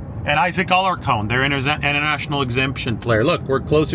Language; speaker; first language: English; native; English